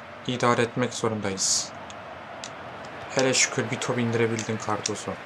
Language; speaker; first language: Turkish; native; Turkish